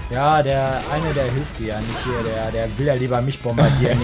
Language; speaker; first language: German; native; German